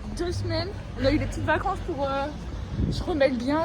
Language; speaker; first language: French; native; French